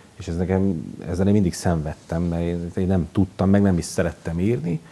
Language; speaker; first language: Hungarian; native; Hungarian